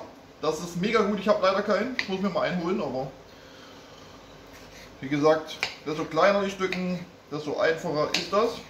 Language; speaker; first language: German; native; German